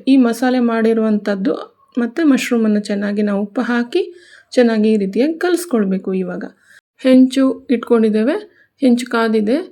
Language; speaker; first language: Kannada; non-native, local second language; Konkani